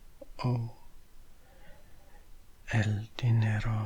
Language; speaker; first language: Spanish; non-native, learner; English